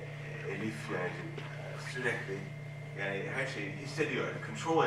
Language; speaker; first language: Turkish; non-native, learner; English